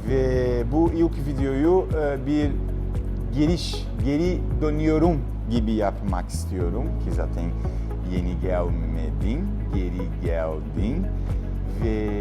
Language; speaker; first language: Turkish; non-native, learner; Portuguese